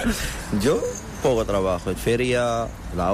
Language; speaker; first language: Spanish; non-native, learner; Arabic